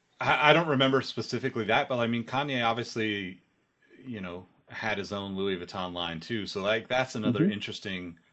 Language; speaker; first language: English; native; English